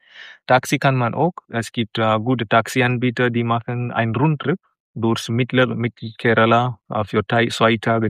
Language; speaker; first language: German; non-native, learner; Malayalam